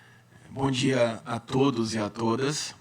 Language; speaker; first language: Portuguese; native; Portuguese